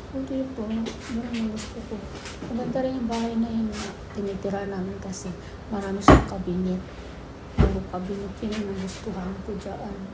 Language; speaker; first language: Filipino; non-native, local second language; Waray